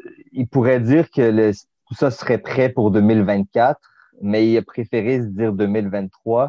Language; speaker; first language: French; native; French